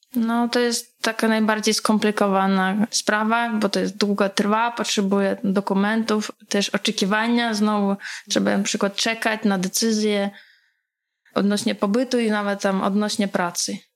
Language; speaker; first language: Polish; non-native, fluent; Russian